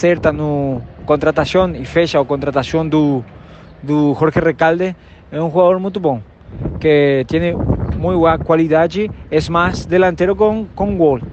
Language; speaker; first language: Portuguese; non-native, learner; Spanish